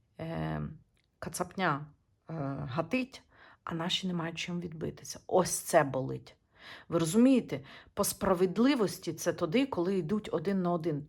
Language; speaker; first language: Ukrainian; native; Ukrainian